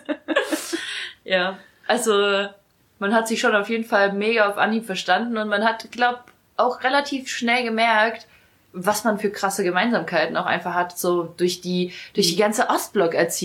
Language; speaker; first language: German; early bilingual, other home language; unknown